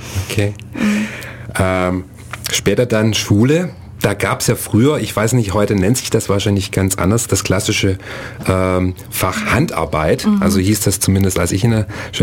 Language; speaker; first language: German; native; German